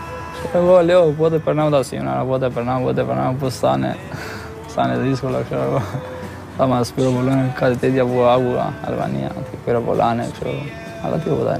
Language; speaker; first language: Greek; non-native, fluent; Albanian